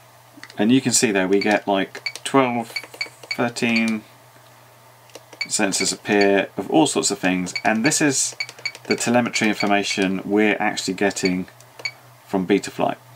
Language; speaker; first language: English; native; English